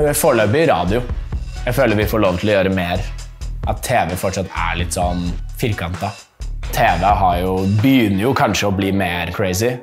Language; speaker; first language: Norwegian; early bilingual, other home language; English